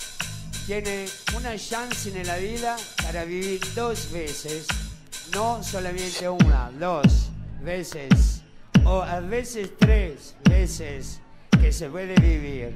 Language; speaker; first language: Spanish; non-native, learner; Italian